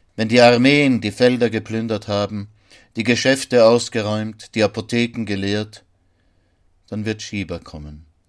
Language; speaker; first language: German; native; German